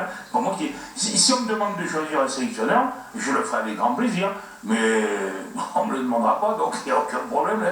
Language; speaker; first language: French; native; French